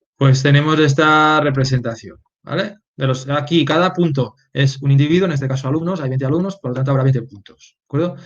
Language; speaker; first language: Spanish; native; Spanish